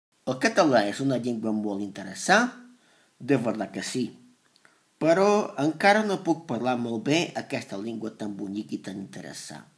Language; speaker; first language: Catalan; non-native, learner; Spanish